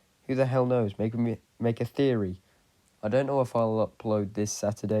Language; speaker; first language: English; native; English